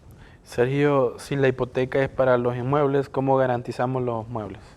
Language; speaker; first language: Spanish; native; Spanish